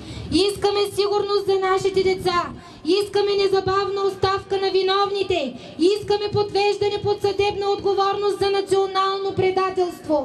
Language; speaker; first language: Bulgarian; native; Bulgarian